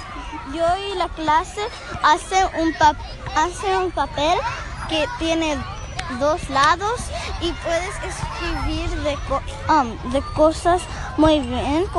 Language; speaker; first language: Spanish; non-native, learner; English